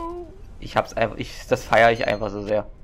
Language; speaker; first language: German; native; German